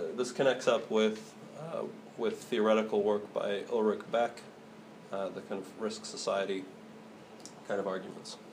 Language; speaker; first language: English; native; English